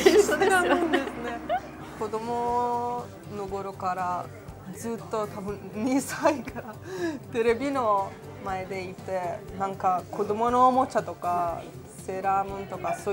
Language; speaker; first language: Japanese; non-native, fluent; Italian